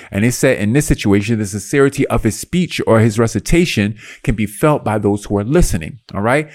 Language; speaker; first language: English; native; English